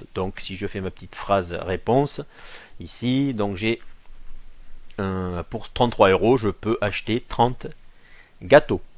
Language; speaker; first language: French; native; French